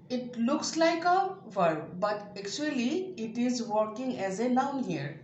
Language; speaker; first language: English; non-native, local second language; Assamese